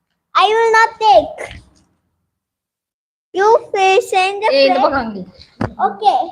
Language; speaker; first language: English; non-native, learner; Tamil